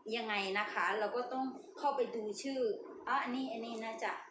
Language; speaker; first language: Thai; non-native, fluent; Burmese